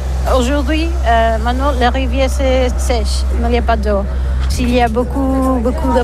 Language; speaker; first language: French; non-native, learner; Catalan